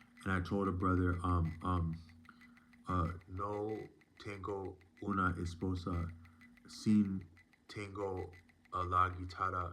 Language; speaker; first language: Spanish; non-native, learner; English